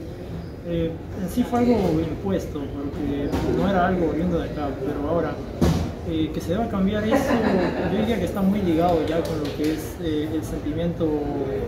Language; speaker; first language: Spanish; native; Spanish